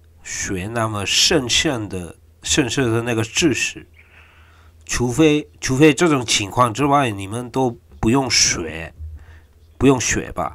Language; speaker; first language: Chinese; non-native, fluent; Korean